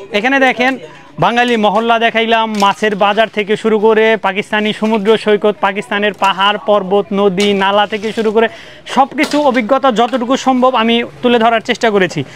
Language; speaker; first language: Bangla; native; Bangla